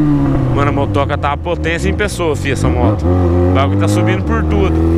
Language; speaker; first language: Portuguese; native; Portuguese